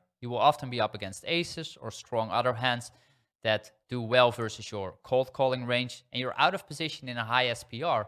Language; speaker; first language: English; non-native, fluent; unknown